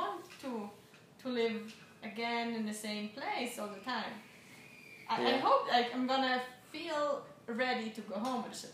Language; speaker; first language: English; non-native, fluent; Swiss German